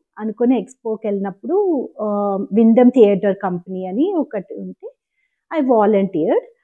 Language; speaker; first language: Telugu; native; Telugu